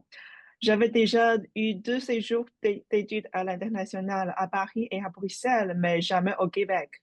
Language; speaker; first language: French; non-native, fluent; Chinese